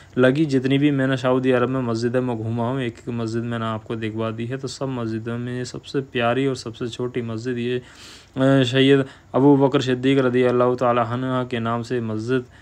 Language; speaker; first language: Hindi; native; Hindi